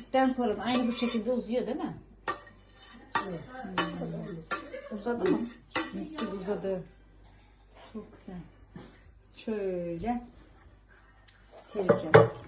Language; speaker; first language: Turkish; early bilingual, heritage; Turkish